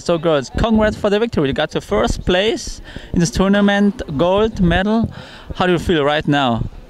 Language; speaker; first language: English; non-native, learner; German